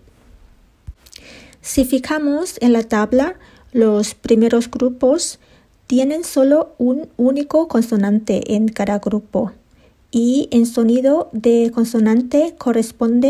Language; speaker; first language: Spanish; non-native, fluent; Thai